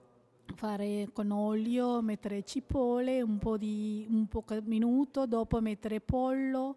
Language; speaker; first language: Italian; non-native, learner; Sinhala